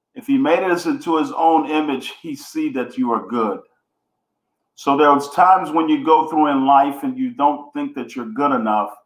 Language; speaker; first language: English; native; English